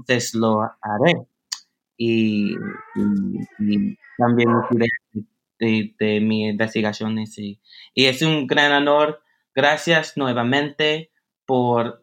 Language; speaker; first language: Spanish; non-native, fluent; English